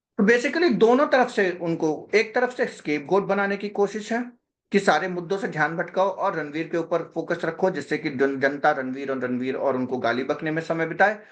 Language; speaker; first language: Hindi; native; Hindi